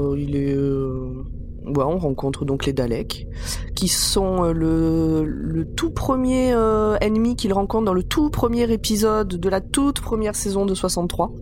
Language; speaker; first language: French; native; French